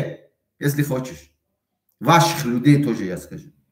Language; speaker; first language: Russian; non-native, fluent; Tajik